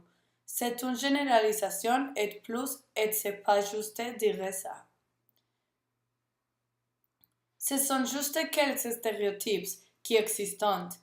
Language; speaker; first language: French; non-native, learner; Spanish